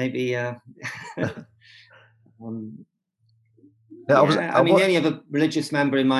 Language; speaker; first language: English; native; English